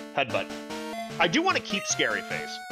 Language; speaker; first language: English; native; English